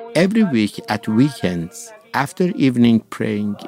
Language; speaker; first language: English; non-native, fluent; Persian